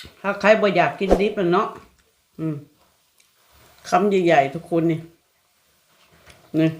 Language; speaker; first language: Thai; non-native, local second language; Lao